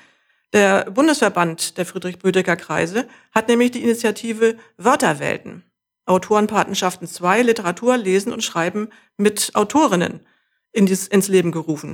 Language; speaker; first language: German; native; German